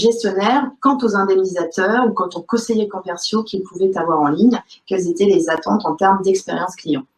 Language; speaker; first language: French; native; French